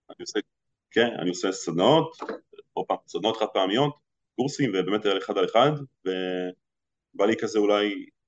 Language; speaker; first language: Hebrew; early bilingual, other home language; Russian